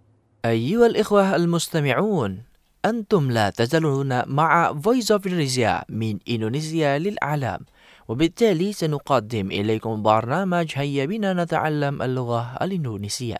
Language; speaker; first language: Arabic; non-native, fluent; Indonesian